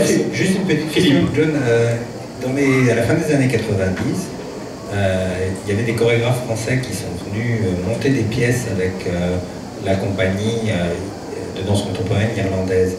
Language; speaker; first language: French; native; French